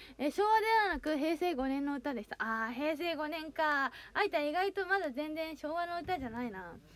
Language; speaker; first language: Japanese; native; Japanese